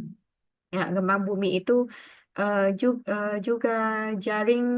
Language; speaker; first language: Indonesian; non-native, learner; Vietnamese